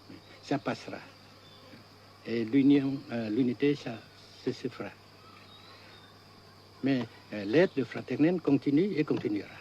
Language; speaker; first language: French; non-native, local second language; Vietnamese